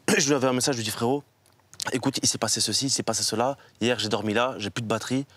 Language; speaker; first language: French; native; French